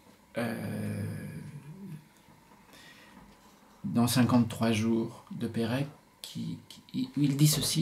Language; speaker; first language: French; native; French